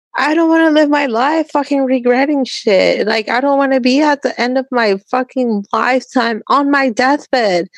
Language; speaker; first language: English; early bilingual, other home language; Spanish